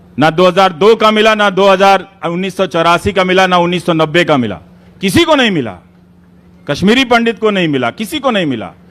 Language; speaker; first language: Hindi; native; Hindi